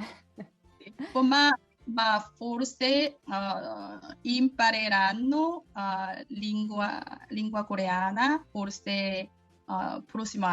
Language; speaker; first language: Italian; non-native, learner; Korean